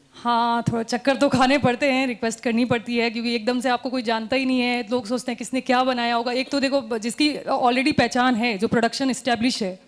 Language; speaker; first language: Hindi; native; Hindi